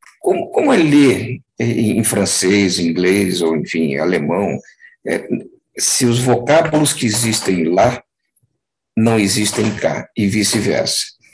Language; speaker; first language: Portuguese; native; Portuguese